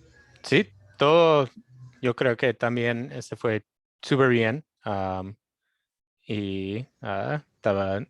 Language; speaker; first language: Spanish; non-native, fluent; English